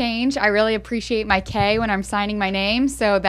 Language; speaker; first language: English; native; English